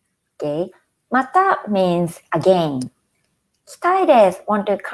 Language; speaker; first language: English; non-native, fluent; Japanese